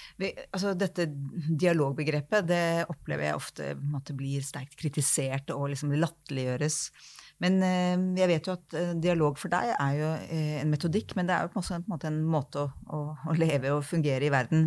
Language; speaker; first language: Norwegian; native; Norwegian